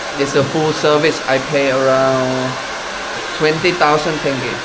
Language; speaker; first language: English; non-native, learner; Thai